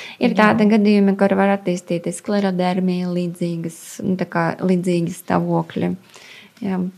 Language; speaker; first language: Latvian; non-native, local second language; Russian